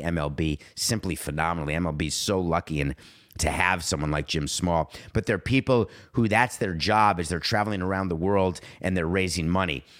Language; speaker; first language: English; native; English